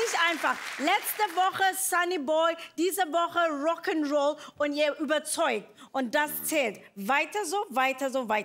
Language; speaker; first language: German; non-native, fluent; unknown